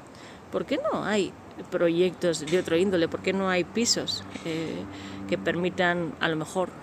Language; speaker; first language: Spanish; native; Spanish